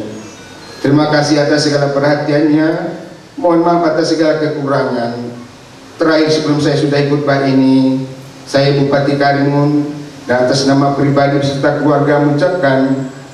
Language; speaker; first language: Indonesian; native; Indonesian